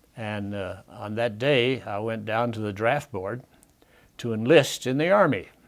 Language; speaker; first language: English; native; English